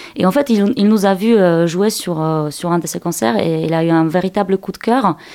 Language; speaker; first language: French; non-native, fluent; Polish